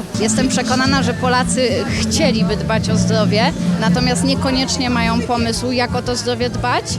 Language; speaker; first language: Polish; native; Polish